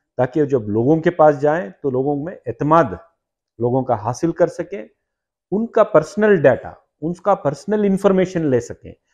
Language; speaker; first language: Hindi; non-native, local second language; Urdu